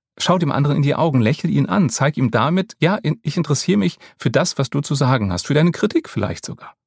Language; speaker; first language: German; native; German